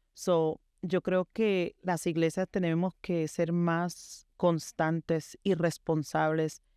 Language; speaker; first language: Spanish; early bilingual, heritage; Spanish